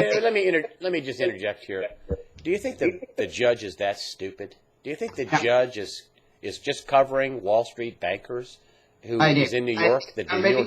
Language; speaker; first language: English; native; English